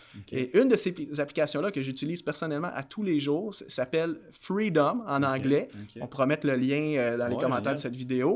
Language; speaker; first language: French; native; French